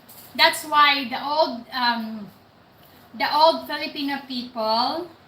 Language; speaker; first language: English; non-native, local second language; Cebuano